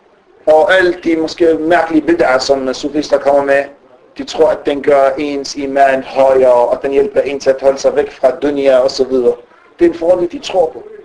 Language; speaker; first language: Danish; early bilingual, other home language; Arabic